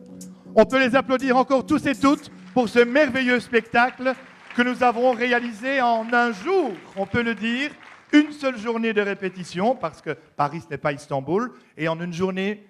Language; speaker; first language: French; native; French